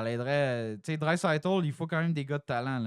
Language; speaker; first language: French; native; French